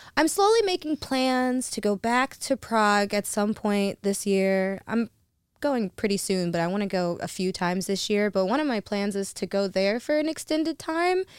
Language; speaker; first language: English; native; English